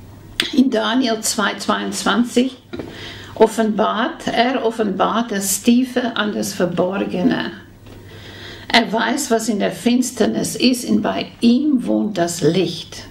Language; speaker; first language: German; non-native, fluent; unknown